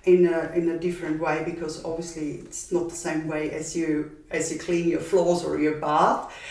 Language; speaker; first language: English; non-native, fluent; German